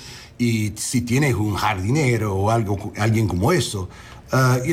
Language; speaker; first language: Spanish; early bilingual, heritage; English